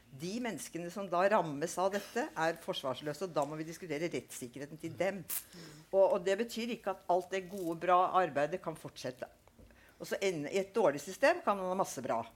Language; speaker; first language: Norwegian; native; Norwegian